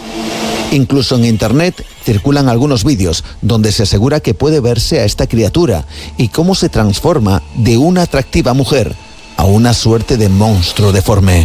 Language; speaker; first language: Spanish; native; Spanish